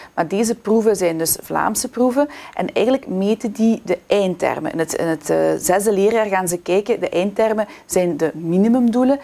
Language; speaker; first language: Dutch; native; Dutch